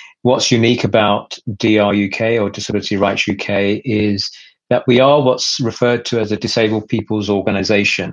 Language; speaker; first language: English; native; English